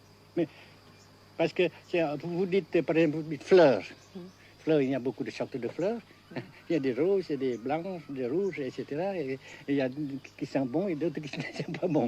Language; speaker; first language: French; non-native, fluent; Vietnamese